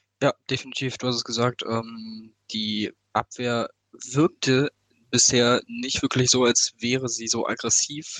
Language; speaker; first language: German; native; German